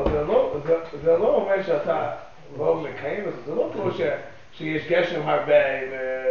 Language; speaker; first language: Hebrew; non-native, learner; English